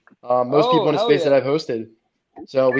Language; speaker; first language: English; native; English